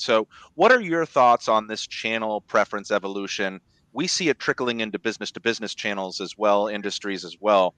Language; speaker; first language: English; native; English